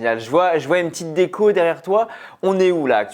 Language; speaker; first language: French; native; French